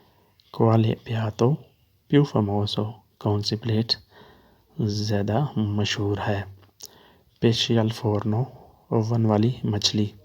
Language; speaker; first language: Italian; non-native, learner; Urdu